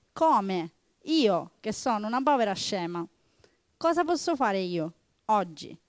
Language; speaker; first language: Italian; native; Italian